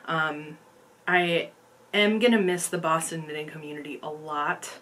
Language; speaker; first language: English; native; English